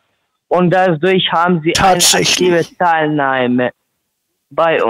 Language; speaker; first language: German; non-native, learner; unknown